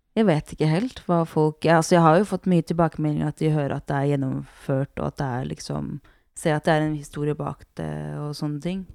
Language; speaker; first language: Norwegian; early bilingual, other home language; Kurdish